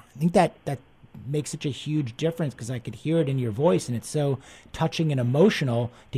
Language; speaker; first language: English; native; English